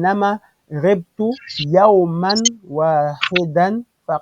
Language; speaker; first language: Arabic; non-native, fluent; French